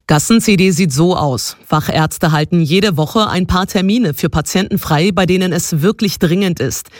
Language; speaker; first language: German; native; German